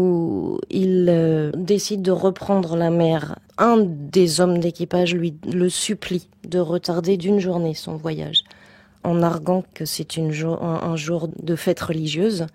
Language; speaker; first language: French; native; French